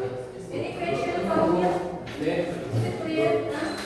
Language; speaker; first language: English; non-native, learner; Indonesian